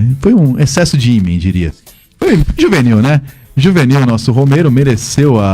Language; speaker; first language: Portuguese; native; Portuguese